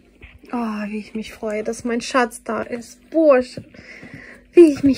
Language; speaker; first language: German; non-native, fluent; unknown